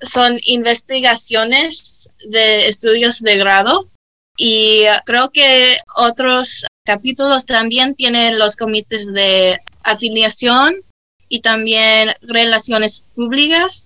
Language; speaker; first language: Spanish; early bilingual, heritage; Spanish